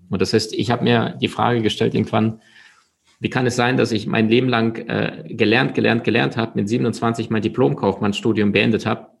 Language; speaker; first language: German; early bilingual, other home language; Russian